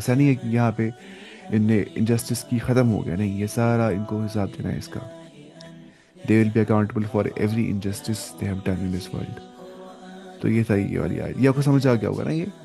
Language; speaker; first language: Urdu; non-native, local second language; Kashmiri